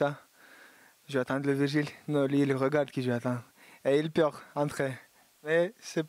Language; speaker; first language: French; non-native, learner; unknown